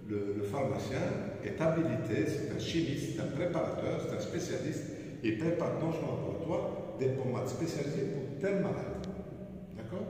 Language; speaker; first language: French; non-native, local second language; Arabic